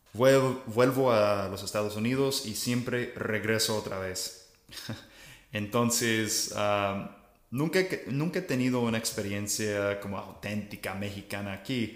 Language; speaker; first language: Spanish; non-native, fluent; English